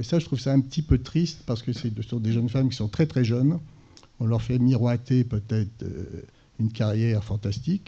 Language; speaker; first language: French; native; French